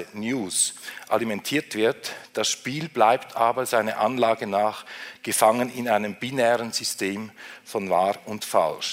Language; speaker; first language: German; native; German